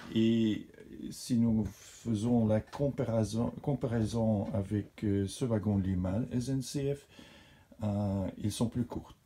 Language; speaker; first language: French; non-native, fluent; Dutch